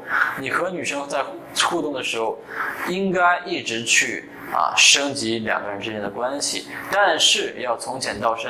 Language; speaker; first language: Chinese; native; Chinese